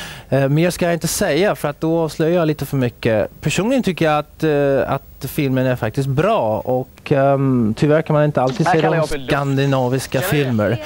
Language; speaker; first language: Swedish; native; Swedish